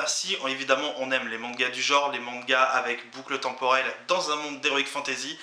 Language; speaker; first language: French; native; French